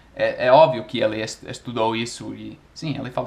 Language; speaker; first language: Portuguese; non-native, fluent; English